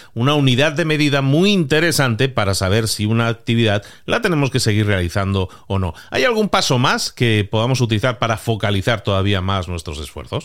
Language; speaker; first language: Spanish; native; Spanish